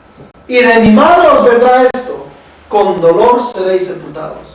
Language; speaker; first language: Spanish; native; Spanish